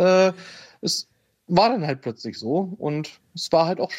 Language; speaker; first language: German; native; German